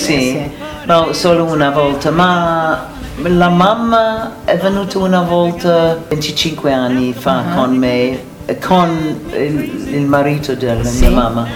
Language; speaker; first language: Italian; non-native, learner; English